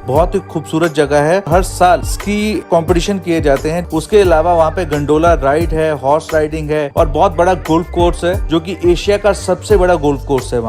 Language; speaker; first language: Hindi; native; Hindi